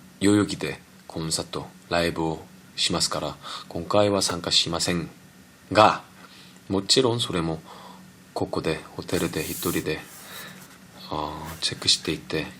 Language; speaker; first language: Japanese; non-native, fluent; Korean